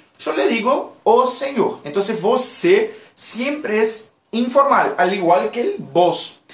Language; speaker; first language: Spanish; non-native, fluent; Portuguese